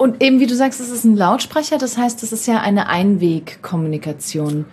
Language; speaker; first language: German; native; German